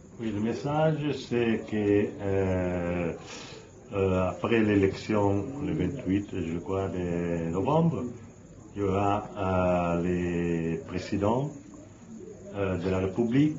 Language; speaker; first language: French; non-native, learner; Italian